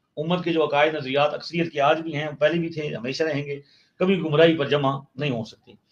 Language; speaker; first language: Urdu; non-native, local second language; Punjabi